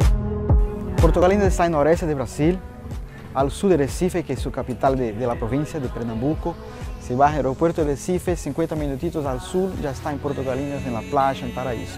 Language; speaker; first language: Spanish; non-native, fluent; Portuguese